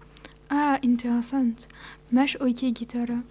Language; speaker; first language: Portuguese; non-native, learner; French